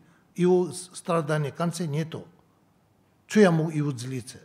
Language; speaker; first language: Russian; non-native, learner; Tibetan